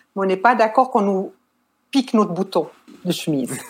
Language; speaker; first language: French; native; French